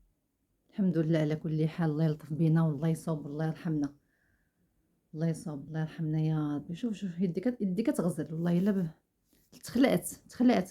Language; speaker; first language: Arabic; native; Arabic